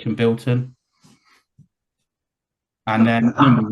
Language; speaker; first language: English; native; English